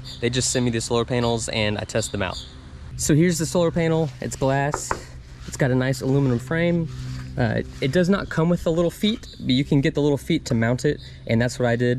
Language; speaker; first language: English; native; English